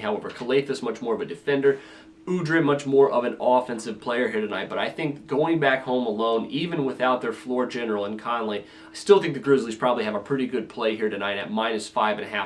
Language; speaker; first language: English; native; English